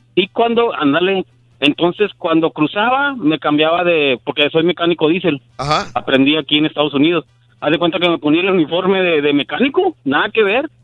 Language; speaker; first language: Spanish; native; Spanish